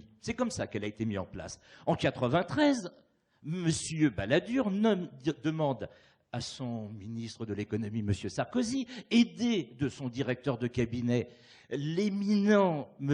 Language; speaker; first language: French; native; French